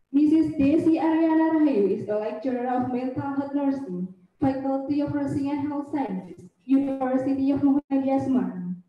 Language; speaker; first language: English; non-native, fluent; Indonesian